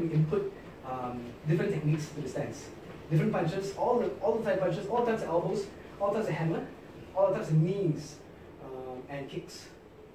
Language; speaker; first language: English; non-native, local second language; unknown